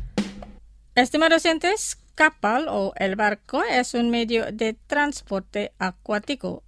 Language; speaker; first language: Spanish; non-native, fluent; Indonesian